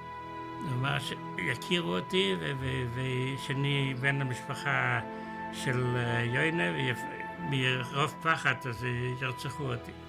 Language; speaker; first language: Hebrew; non-native, fluent; Yiddish